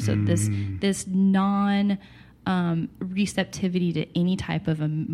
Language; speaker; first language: English; native; English